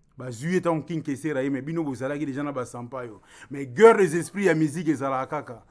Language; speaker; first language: French; non-native, local second language; Lingala